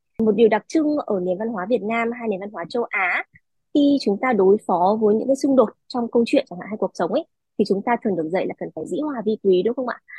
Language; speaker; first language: Vietnamese; native; Vietnamese